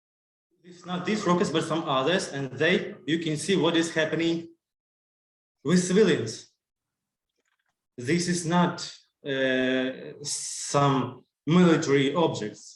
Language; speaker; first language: English; non-native, learner; Ukrainian